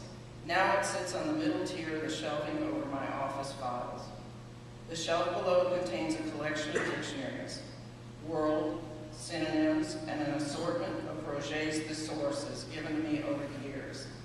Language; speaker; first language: English; native; English